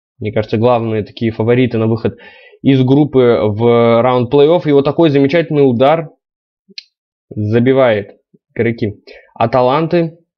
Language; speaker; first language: Russian; native; Russian